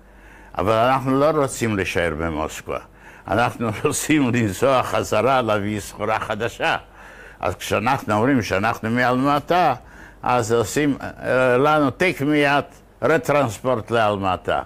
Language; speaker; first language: Hebrew; non-native, fluent; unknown